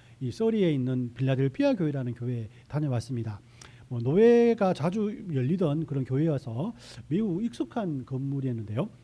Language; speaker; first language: Korean; native; Korean